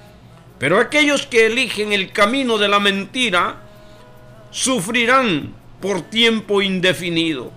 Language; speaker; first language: Spanish; native; Spanish